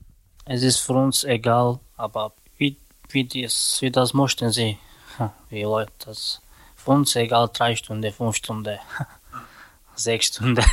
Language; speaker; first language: German; non-native, learner; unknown